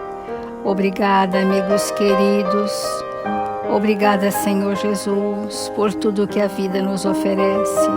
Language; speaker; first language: Portuguese; native; Portuguese